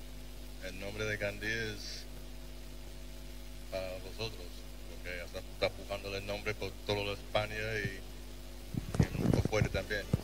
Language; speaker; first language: Spanish; non-native, learner; English